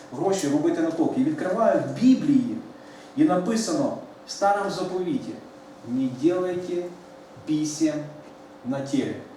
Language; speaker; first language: Ukrainian; early bilingual, other home language; Russian